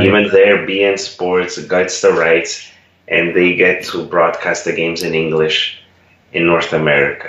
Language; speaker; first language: English; non-native, fluent; Italian